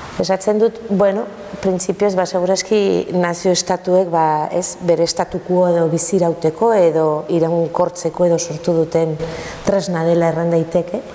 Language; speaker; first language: Basque; native; Basque